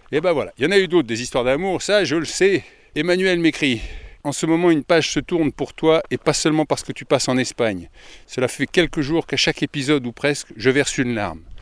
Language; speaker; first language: French; native; French